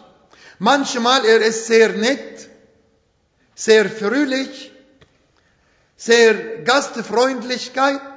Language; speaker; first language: German; non-native, fluent; Arabic